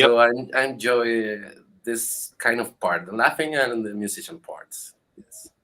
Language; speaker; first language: English; non-native, learner; Spanish